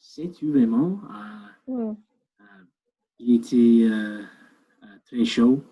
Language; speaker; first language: French; non-native, learner; English